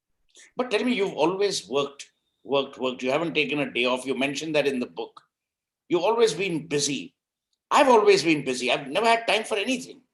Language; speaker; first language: English; non-native, local second language; Hindi